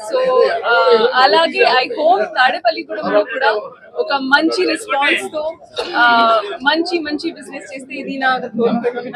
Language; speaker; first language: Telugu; non-native, learner; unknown